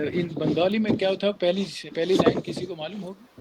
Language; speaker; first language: Hindi; native; Hindi